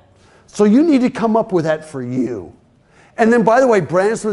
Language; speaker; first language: English; native; English